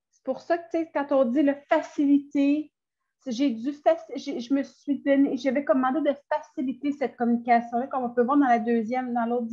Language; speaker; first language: French; native; French